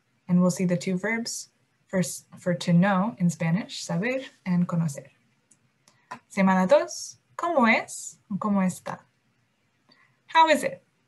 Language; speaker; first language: English; native; English